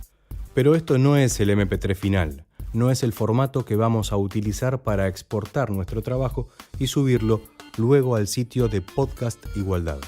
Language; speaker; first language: Spanish; native; Spanish